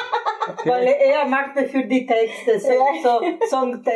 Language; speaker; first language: German; non-native, fluent; Italian